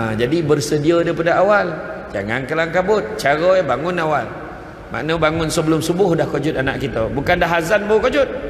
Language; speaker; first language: Malay; native; Malay